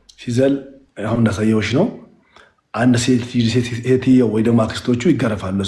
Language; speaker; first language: Amharic; non-native, local second language; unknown